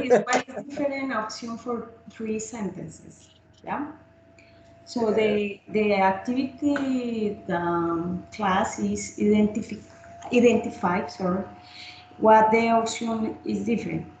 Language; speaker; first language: English; non-native, learner; Spanish